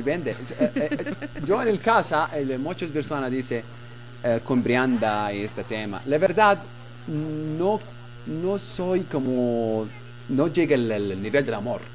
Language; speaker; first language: Spanish; non-native, learner; Arabic